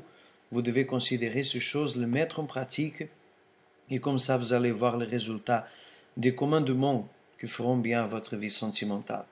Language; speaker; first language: French; non-native, fluent; Portuguese